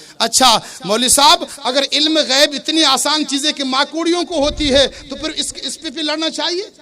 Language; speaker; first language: Urdu; non-native, local second language; Baluchi